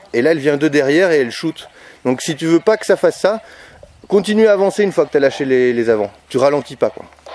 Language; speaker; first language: French; native; French